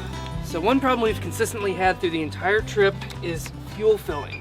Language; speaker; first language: English; native; English